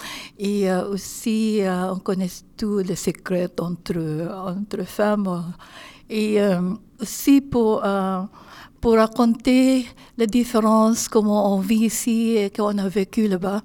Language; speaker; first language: French; non-native, learner; Filipino